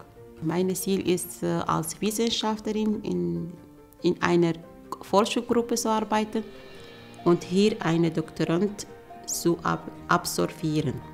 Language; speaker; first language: German; non-native, learner; Arabic